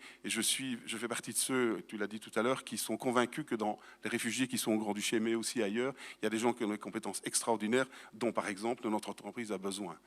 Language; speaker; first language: French; native; French